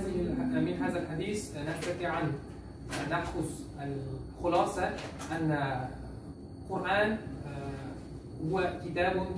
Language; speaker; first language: Arabic; non-native, learner; Uzbek